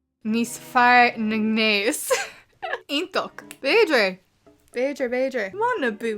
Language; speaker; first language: Irish; non-native, local second language; English